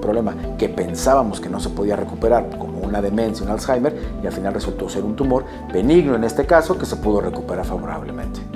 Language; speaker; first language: Spanish; native; Spanish